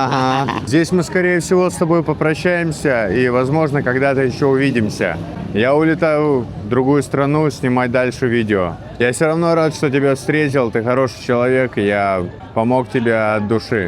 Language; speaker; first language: Russian; native; Russian